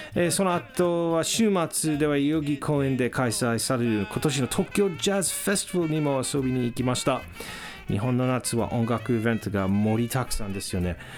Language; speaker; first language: Japanese; non-native, fluent; English